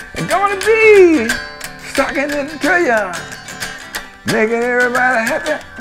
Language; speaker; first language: English; native; English